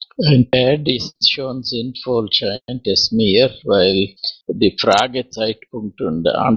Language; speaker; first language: German; non-native, learner; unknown